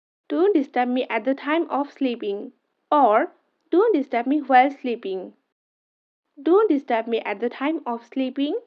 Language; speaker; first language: English; non-native, local second language; Bangla